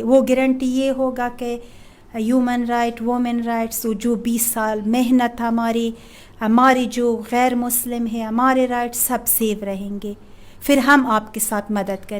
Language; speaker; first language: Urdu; non-native, fluent; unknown